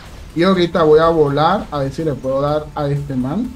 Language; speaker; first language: Spanish; native; Spanish